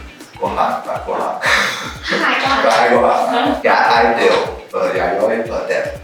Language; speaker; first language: Vietnamese; non-native, learner; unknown